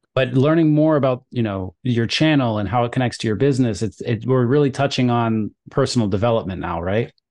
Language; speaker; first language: English; native; English